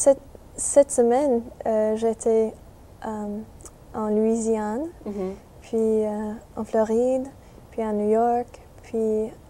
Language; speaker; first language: French; non-native, fluent; English